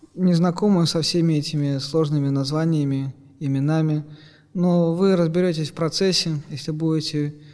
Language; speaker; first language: Russian; native; Russian